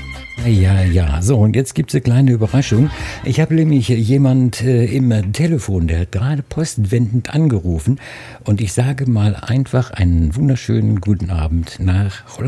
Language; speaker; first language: German; native; German